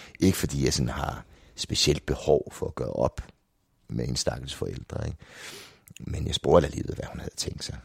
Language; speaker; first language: Danish; native; Danish